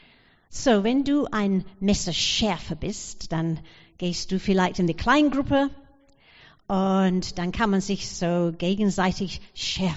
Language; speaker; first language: German; non-native, fluent; English